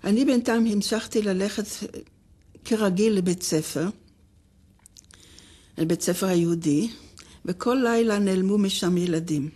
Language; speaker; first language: Hebrew; non-native, fluent; Dutch